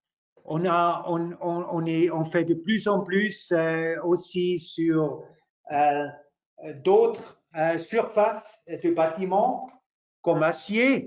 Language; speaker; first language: French; non-native, local second language; German